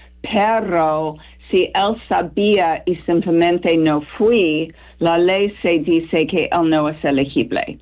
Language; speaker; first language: Spanish; non-native, fluent; English